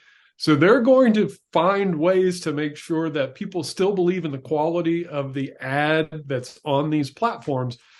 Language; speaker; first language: English; native; English